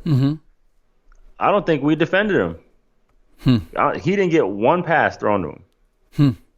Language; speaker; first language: English; native; English